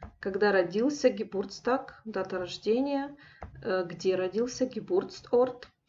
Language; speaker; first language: Russian; native; Russian